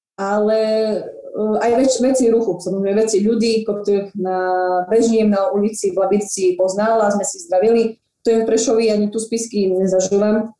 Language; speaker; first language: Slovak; non-native, local second language; Rusyn